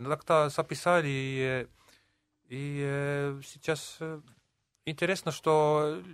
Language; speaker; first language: Russian; non-native, local second language; Estonian